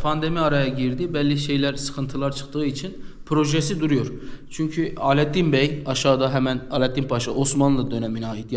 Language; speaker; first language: Turkish; native; Turkish